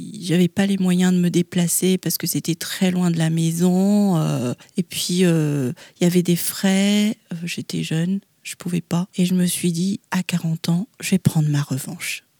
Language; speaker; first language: French; non-native, local second language; Malagasy